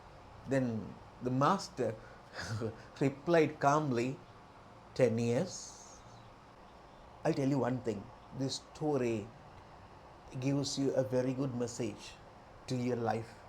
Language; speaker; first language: English; non-native, local second language; Sinhala